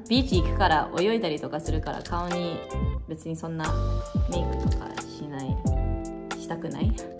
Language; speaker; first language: Japanese; early bilingual, heritage; English